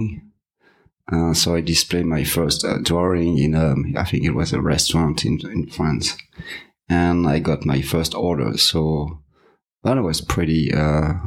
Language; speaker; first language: English; non-native, fluent; French